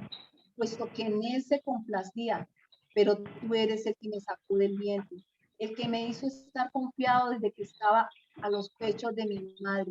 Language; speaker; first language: Spanish; native; Spanish